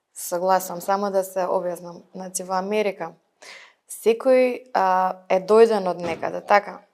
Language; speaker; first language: Macedonian; native; Macedonian